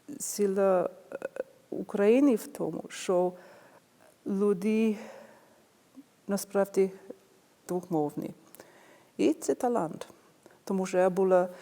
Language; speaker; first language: Ukrainian; non-native, fluent; English